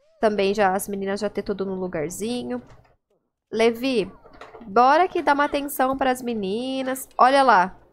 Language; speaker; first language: Portuguese; native; Portuguese